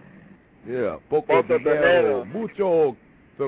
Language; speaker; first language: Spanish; non-native, learner; English